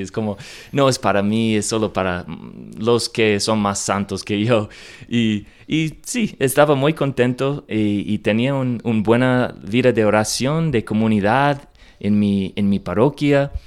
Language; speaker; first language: Spanish; non-native, learner; English